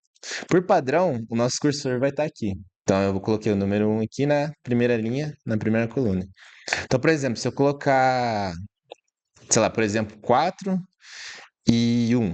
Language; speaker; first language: Portuguese; native; Portuguese